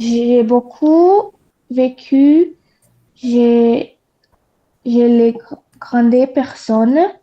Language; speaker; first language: French; non-native, learner; Portuguese